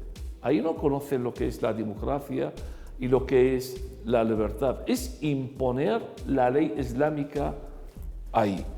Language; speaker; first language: Spanish; non-native, fluent; Arabic